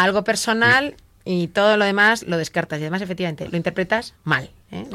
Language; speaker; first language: Spanish; native; Spanish